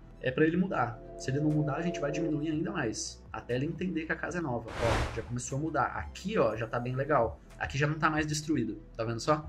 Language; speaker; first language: Portuguese; native; Portuguese